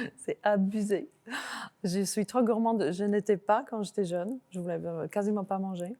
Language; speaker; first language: French; non-native, fluent; Slovak